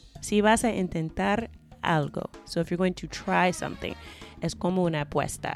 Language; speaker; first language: Spanish; non-native, fluent; English